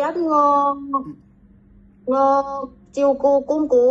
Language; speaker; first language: Cantonese; non-native, learner; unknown